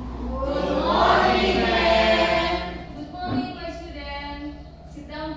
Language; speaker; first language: English; non-native, learner; Indonesian